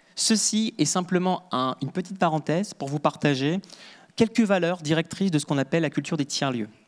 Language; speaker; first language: French; native; French